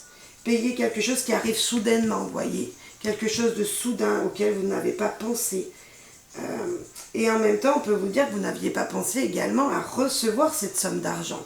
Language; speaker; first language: French; native; French